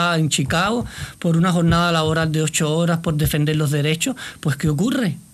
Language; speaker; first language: Spanish; native; Spanish